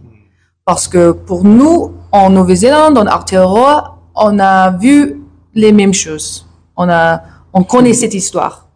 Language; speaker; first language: French; non-native, learner; English